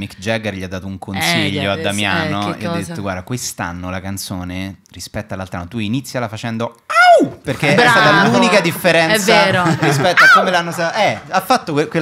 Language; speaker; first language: Italian; native; Italian